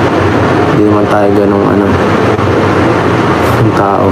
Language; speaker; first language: Filipino; native; Filipino